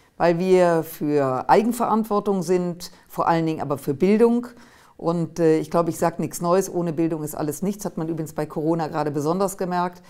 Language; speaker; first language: German; native; German